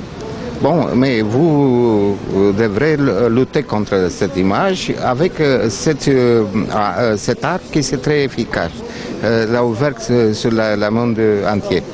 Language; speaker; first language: French; non-native, fluent; Romanian